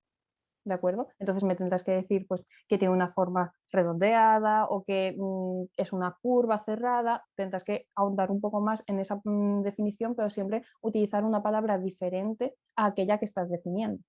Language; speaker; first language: Spanish; native; Spanish